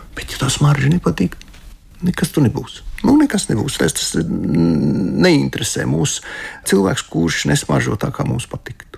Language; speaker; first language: Latvian; non-native, local second language; Russian